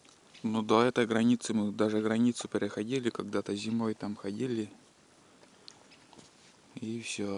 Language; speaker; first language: Russian; native; Russian